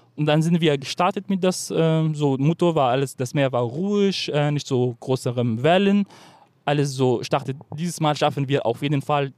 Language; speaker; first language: German; non-native, fluent; Arabic